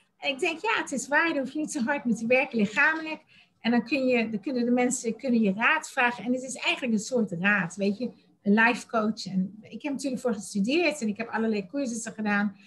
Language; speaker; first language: Dutch; native; Dutch